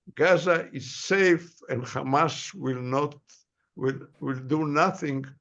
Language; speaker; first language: English; non-native, fluent; Hebrew